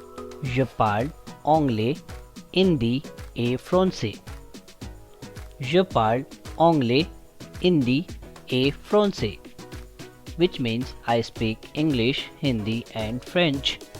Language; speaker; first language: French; non-native, fluent; Hindi